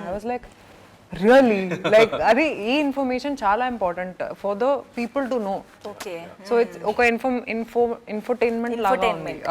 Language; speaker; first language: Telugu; non-native, fluent; Hindi